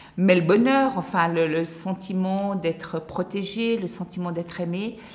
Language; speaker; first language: French; native; French